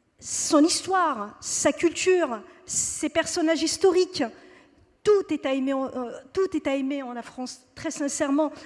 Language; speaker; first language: French; non-native, local second language; Kabyle